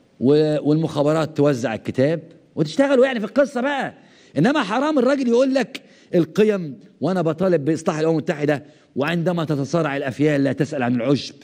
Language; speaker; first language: Arabic; native; Arabic